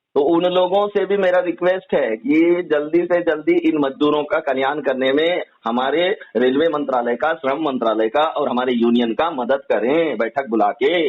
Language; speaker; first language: Hindi; native; Hindi